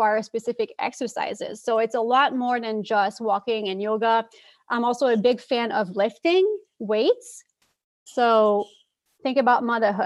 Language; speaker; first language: English; non-native, fluent; French